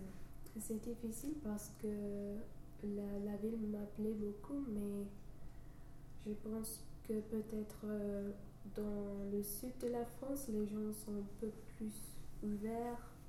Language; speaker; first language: French; non-native, fluent; English